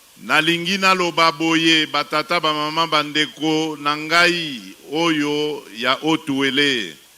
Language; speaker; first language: Lingala; non-native, local second language; Luba-Lulua